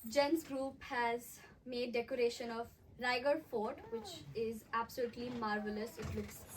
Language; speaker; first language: English; non-native, local second language; Marathi